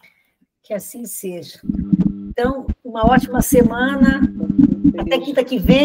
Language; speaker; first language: Portuguese; native; Portuguese